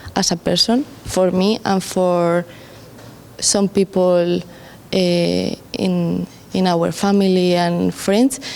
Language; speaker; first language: English; non-native, learner; Spanish